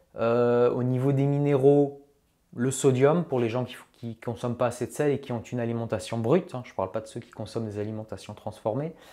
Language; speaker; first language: French; native; French